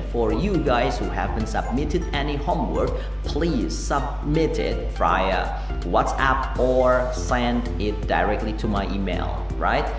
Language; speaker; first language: English; non-native, fluent; Indonesian